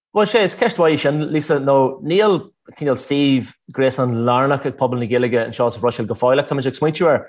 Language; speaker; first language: Irish; native; Irish